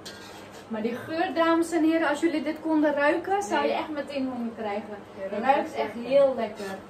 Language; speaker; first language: Dutch; native; Dutch